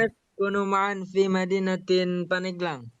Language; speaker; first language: Arabic; non-native, learner; Indonesian